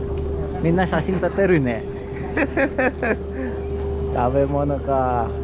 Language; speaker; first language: Japanese; non-native, fluent; Indonesian